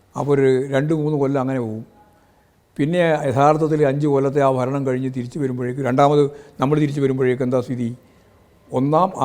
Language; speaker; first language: Malayalam; native; Malayalam